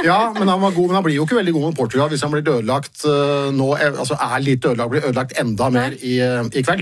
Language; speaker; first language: Norwegian; native; Norwegian